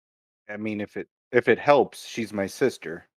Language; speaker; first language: English; native; English